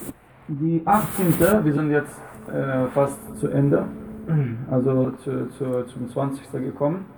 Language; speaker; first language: German; non-native, fluent; Arabic